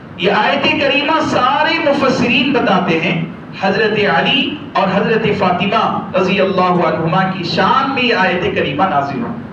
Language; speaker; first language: Urdu; native; Urdu